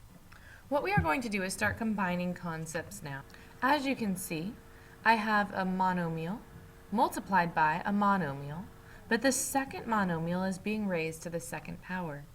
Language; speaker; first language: English; native; English